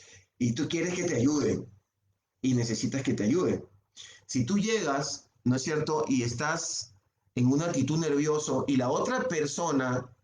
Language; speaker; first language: Spanish; native; Spanish